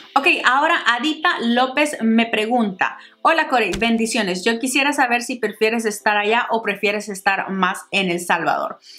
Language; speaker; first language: Spanish; native; Spanish